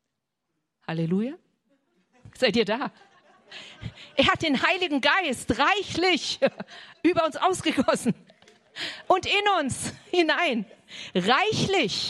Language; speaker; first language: German; native; German